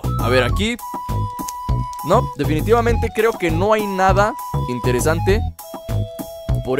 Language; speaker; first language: Spanish; native; Spanish